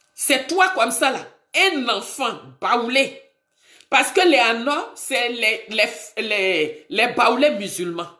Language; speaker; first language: French; non-native, local second language; Baoulé